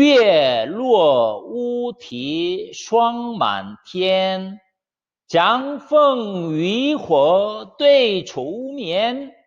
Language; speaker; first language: Chinese; non-native, fluent; Korean